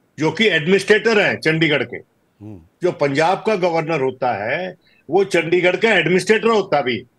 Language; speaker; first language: Hindi; native; Hindi